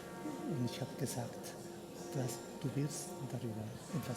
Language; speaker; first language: German; non-native, learner; Spanish